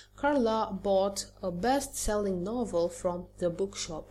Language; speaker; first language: English; non-native, fluent; Romanian